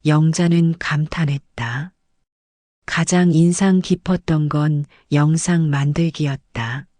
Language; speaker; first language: Korean; native; Korean